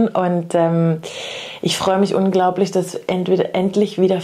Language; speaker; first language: German; native; German